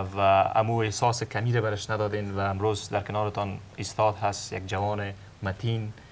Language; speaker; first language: Persian; native; Persian